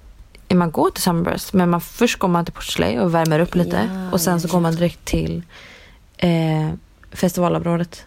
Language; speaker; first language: Swedish; native; Swedish